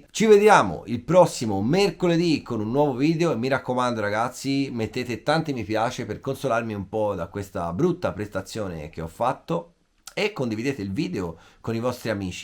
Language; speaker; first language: Italian; native; Italian